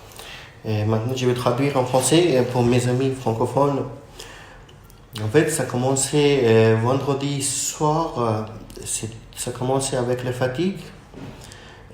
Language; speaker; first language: French; non-native, fluent; Urdu